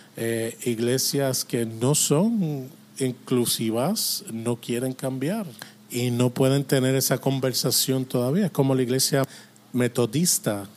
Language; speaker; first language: Spanish; non-native, fluent; English